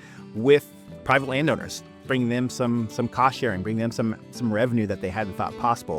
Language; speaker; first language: English; native; English